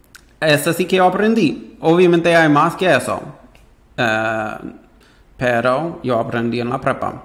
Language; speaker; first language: Spanish; non-native, fluent; English